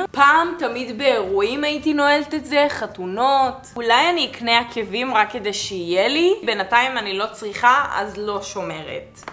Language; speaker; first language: Hebrew; native; Hebrew